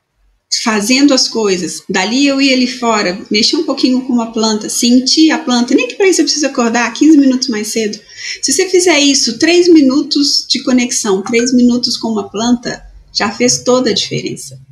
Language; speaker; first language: Portuguese; native; Portuguese